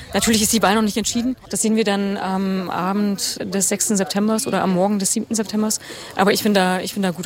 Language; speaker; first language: German; native; German